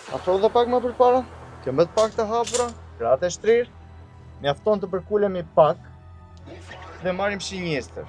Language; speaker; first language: Albanian; native; Albanian